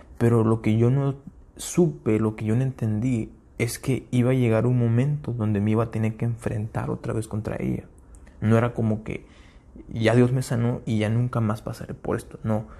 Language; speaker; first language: Spanish; early bilingual, heritage; Spanish